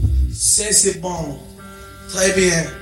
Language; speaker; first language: French; non-native, learner; English